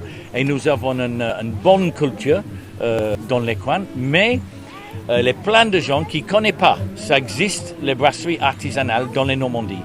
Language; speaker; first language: French; non-native, learner; English